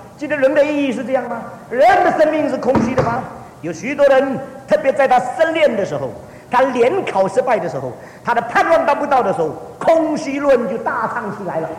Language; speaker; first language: Chinese; early bilingual, heritage; Chinese